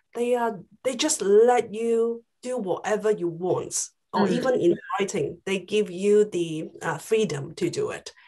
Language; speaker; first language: English; non-native, local second language; Cantonese